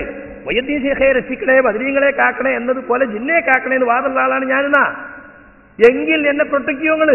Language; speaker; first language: Malayalam; native; Malayalam